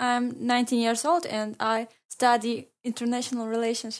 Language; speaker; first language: English; non-native, learner; Ingush